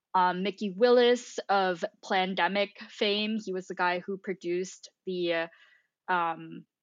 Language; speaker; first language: English; non-native, local second language; Filipino